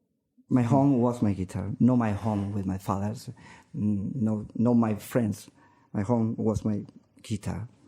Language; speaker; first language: English; non-native, learner; Spanish